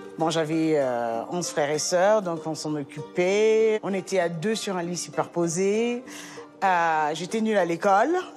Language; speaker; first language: French; early bilingual, other home language; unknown